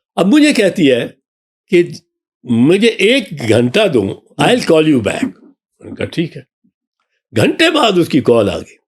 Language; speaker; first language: Urdu; non-native, local second language; Punjabi